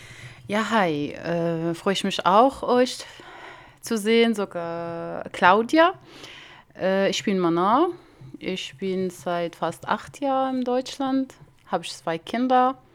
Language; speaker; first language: German; non-native, learner; Arabic